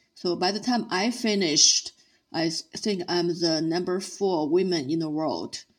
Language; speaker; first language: English; non-native, fluent; Chinese